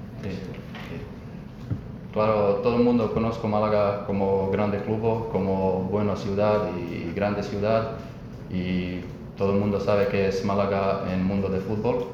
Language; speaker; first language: Spanish; non-native, learner; Croatian